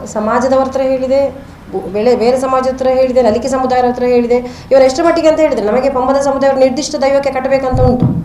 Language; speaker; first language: Kannada; non-native, local second language; Tulu